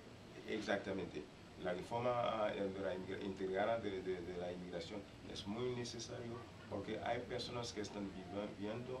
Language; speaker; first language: Spanish; non-native, learner; Haitian Creole